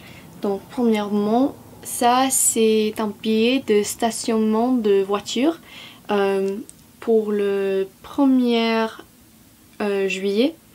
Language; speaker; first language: French; non-native, fluent; English